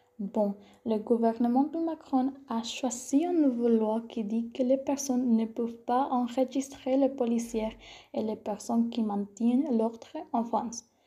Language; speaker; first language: French; non-native, learner; Spanish